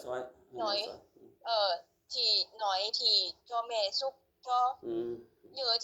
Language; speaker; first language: Vietnamese; early bilingual, heritage; Lao